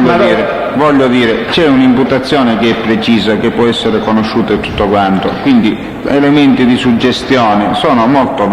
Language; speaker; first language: Italian; native; Italian